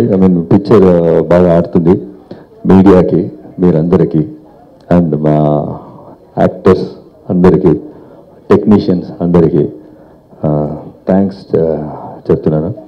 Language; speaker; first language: Telugu; non-native, fluent; Tamil